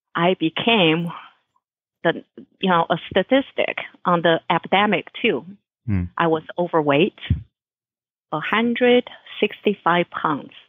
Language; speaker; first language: English; non-native, fluent; Chinese